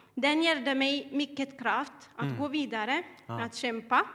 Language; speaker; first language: Swedish; non-native, learner; Tigrinya